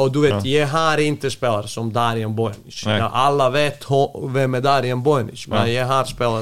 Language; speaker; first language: Swedish; non-native, fluent; Serbian